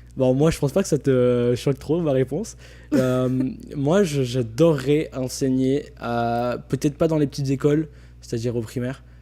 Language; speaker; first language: French; native; French